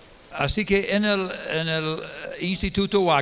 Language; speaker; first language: Spanish; non-native, fluent; English